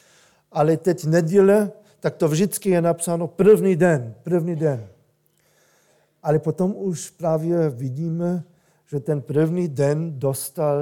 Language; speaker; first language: Czech; non-native, fluent; German